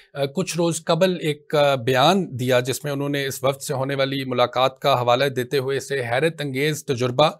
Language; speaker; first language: Urdu; non-native, local second language; Punjabi